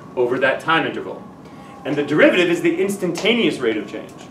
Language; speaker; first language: English; native; English